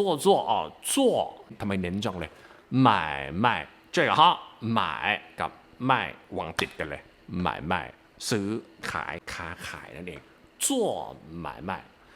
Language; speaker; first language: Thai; native; Thai